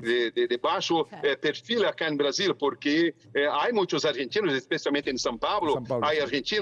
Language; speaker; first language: Spanish; non-native, fluent; Portuguese